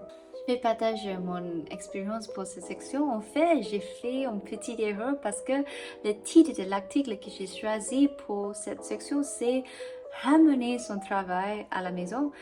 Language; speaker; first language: French; non-native, fluent; English